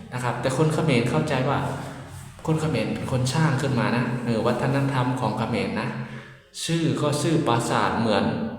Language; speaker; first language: Thai; native; Thai